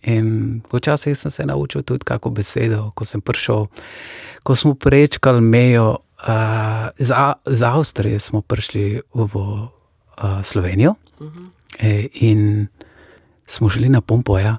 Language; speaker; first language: Slovenian; non-native, fluent; Persian